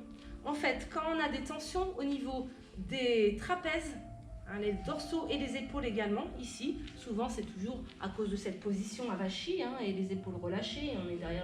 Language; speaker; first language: French; native; French